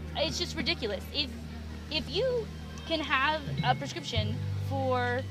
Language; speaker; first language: English; native; English